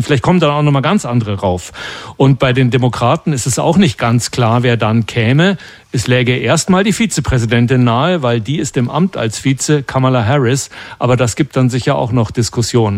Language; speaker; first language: German; native; German